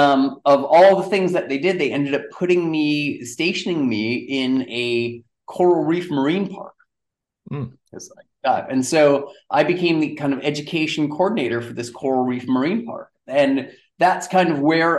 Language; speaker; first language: English; native; English